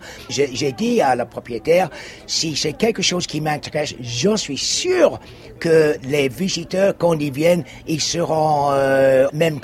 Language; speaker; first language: French; non-native, fluent; English